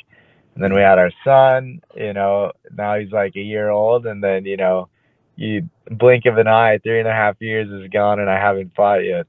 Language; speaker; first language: English; native; English